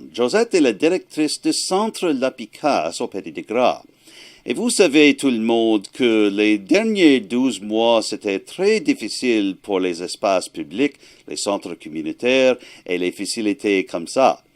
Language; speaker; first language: French; non-native, learner; English